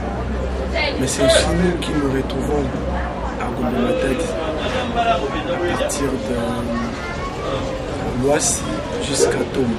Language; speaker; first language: French; non-native, local second language; Kongo